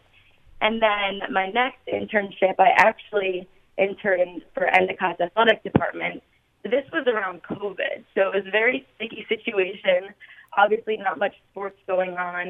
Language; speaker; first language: English; native; English